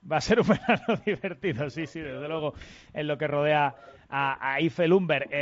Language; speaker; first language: Spanish; native; Spanish